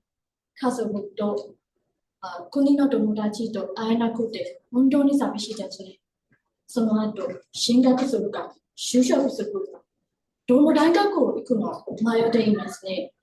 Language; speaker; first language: Japanese; non-native, learner; Burmese